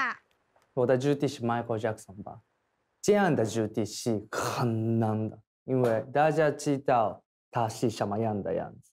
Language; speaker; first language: Chinese; non-native, learner; Thai